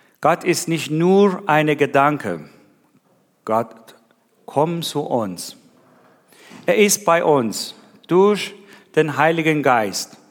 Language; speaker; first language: German; non-native, learner; Persian